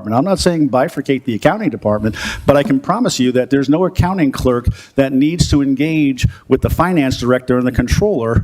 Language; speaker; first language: English; native; English